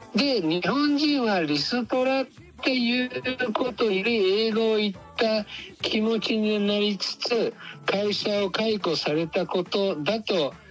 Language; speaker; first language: Japanese; native; Japanese